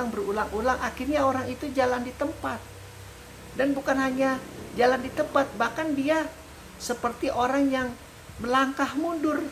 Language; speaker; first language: Indonesian; native; Indonesian